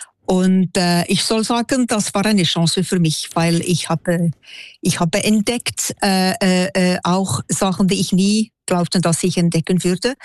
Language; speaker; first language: German; non-native, local second language; French